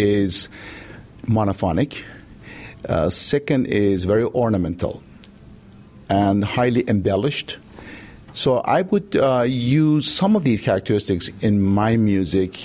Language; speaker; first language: English; non-native, fluent; Persian